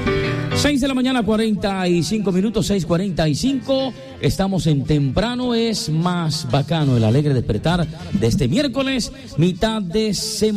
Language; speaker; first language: Spanish; native; Spanish